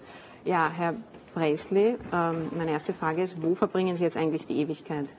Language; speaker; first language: German; native; German